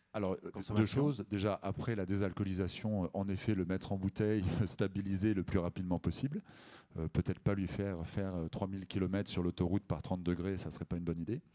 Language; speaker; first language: French; native; French